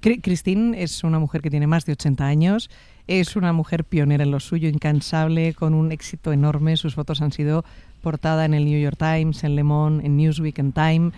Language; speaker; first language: Spanish; native; Spanish